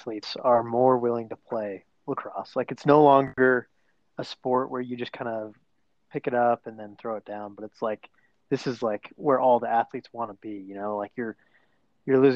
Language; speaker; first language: English; native; English